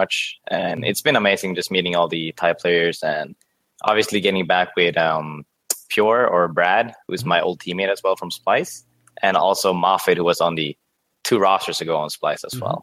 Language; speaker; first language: English; non-native, fluent; Swedish